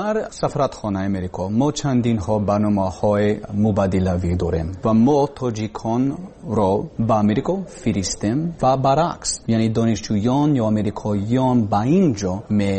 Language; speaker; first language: Persian; non-native, learner; English